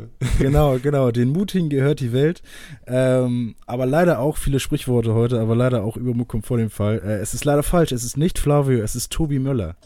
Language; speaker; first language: German; native; German